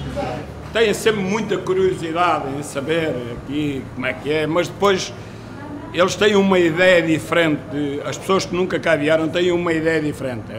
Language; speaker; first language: Portuguese; native; Portuguese